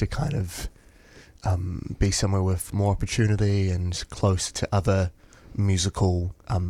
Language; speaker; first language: English; native; English